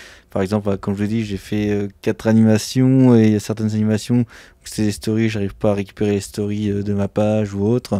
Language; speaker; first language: French; native; French